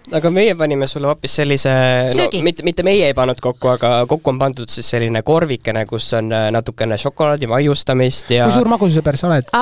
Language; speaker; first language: Estonian; native; Estonian